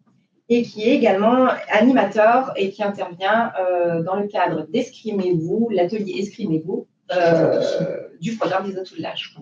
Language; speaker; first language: French; native; French